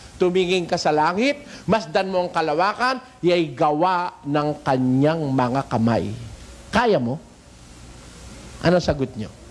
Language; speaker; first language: Filipino; native; Filipino